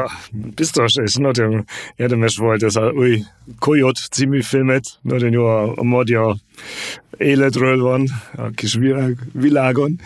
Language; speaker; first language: Hungarian; non-native, fluent; German